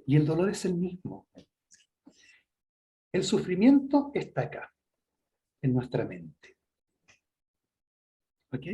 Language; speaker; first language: Spanish; native; Spanish